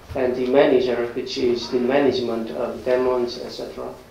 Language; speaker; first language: English; non-native, learner; Korean